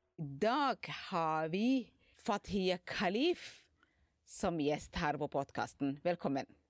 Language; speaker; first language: Norwegian; non-native, fluent; Somali